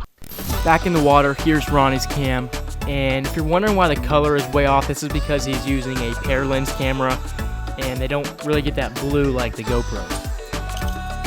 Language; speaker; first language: English; native; English